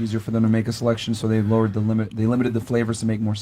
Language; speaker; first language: English; native; English